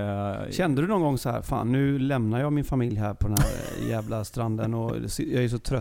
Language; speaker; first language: Swedish; native; Swedish